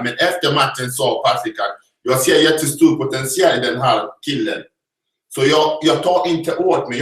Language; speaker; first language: Swedish; non-native, fluent; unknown